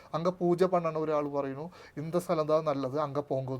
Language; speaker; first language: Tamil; non-native, learner; Malayalam